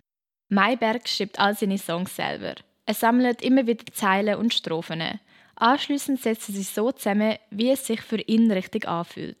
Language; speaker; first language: German; native; German